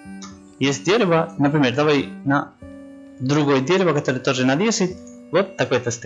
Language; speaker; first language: Russian; non-native, learner; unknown